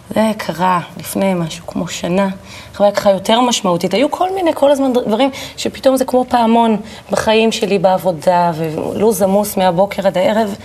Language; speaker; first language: Hebrew; native; Hebrew